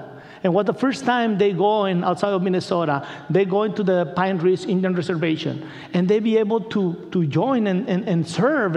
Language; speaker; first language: English; non-native, learner; Spanish